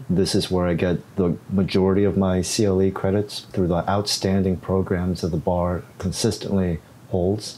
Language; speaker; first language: English; non-native, fluent; Korean